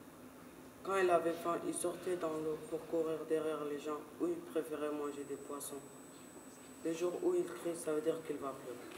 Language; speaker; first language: French; non-native, learner; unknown